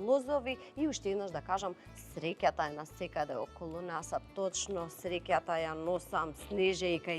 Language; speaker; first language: Macedonian; native; Macedonian